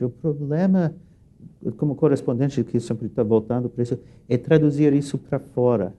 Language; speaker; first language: Portuguese; non-native, fluent; English